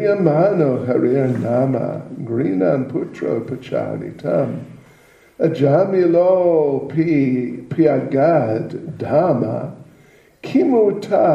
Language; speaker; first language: Russian; non-native, learner; English